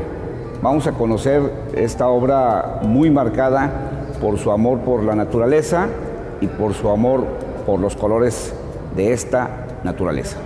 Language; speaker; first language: Spanish; native; Spanish